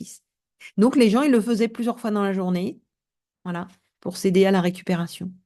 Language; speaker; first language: French; native; French